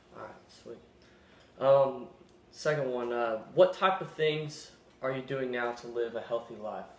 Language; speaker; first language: English; native; English